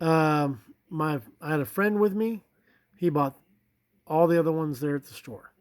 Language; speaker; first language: English; native; English